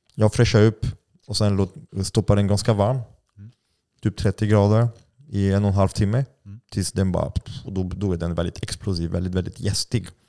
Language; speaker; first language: Swedish; non-native, fluent; French